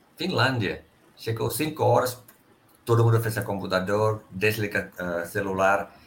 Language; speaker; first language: Portuguese; non-native, fluent; Finnish